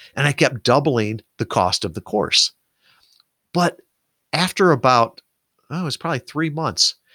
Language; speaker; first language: English; native; English